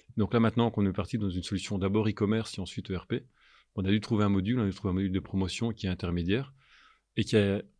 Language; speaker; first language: French; native; French